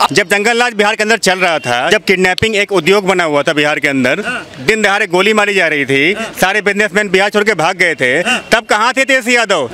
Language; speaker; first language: Hindi; native; Hindi